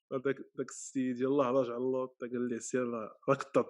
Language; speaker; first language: Arabic; native; Arabic